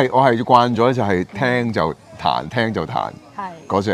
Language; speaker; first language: Cantonese; native; Cantonese